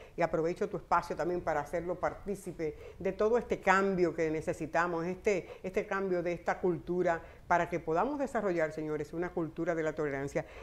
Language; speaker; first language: Spanish; native; Spanish